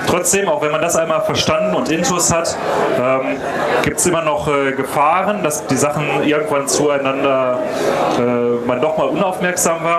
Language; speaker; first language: German; native; German